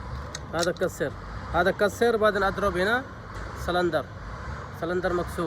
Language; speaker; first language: Arabic; non-native, learner; Urdu